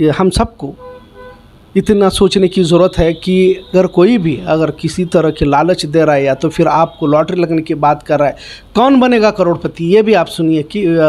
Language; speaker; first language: Hindi; non-native, local second language; Urdu